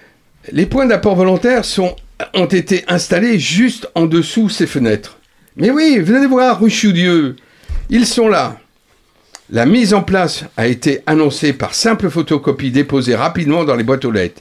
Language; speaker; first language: French; native; French